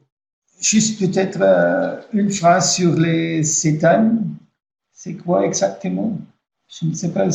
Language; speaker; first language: French; non-native, fluent; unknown